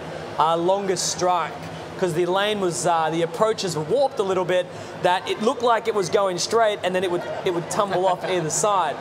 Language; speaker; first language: English; native; English